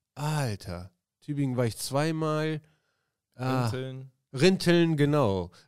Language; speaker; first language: German; early bilingual, other home language; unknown